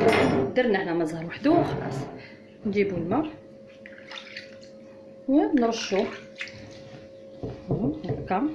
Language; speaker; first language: Arabic; native; Arabic